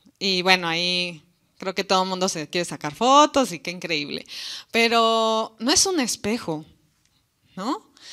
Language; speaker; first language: Spanish; native; Spanish